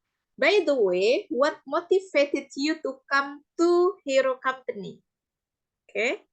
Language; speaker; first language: English; non-native, fluent; Indonesian